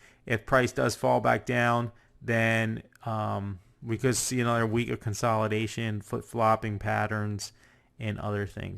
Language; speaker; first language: English; native; English